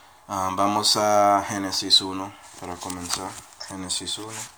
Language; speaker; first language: Spanish; non-native, fluent; English